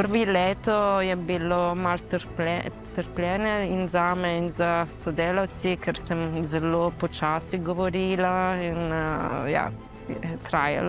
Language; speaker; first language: Slovenian; non-native, fluent; Italian